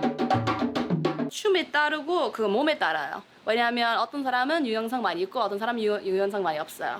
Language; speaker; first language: Korean; non-native, fluent; English